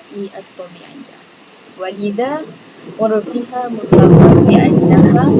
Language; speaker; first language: Arabic; non-native, learner; Malay